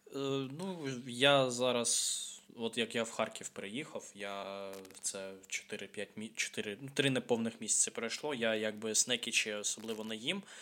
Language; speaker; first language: Ukrainian; native; Ukrainian